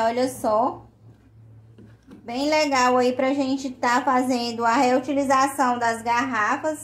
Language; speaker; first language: Portuguese; native; Portuguese